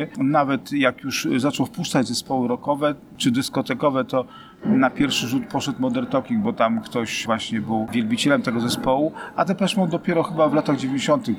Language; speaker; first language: Polish; native; Polish